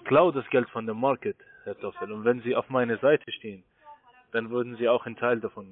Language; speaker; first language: German; non-native, fluent; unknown